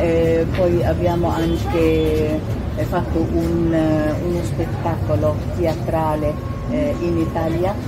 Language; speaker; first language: Italian; non-native, fluent; Arabic